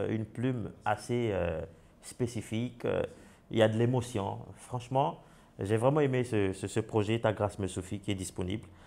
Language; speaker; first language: French; non-native, local second language; Wolof